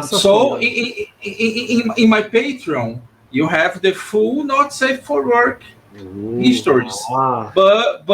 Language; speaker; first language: English; non-native, learner; Portuguese